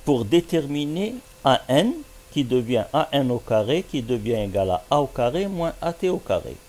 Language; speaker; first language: French; non-native, local second language; Arabic